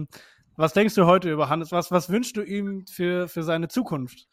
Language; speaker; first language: German; native; German